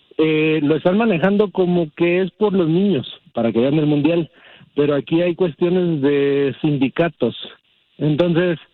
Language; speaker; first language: Spanish; early bilingual, heritage; Spanish